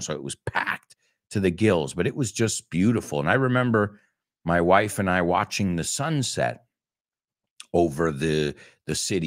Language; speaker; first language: English; native; English